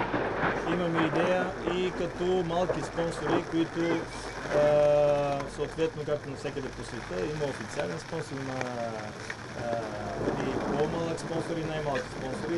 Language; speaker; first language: Bulgarian; native; Bulgarian